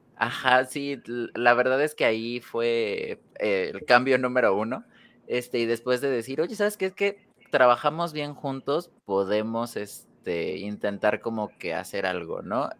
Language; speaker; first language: Spanish; native; Spanish